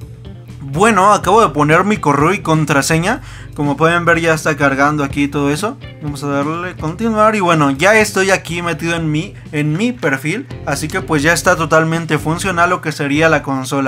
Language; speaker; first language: Spanish; native; Spanish